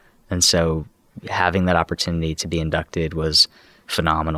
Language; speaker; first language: English; native; English